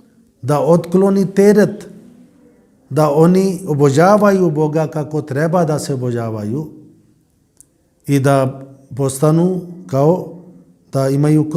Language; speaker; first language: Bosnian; non-native, learner; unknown